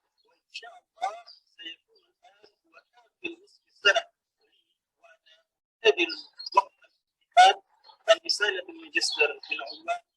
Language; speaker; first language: Arabic; non-native, learner; Indonesian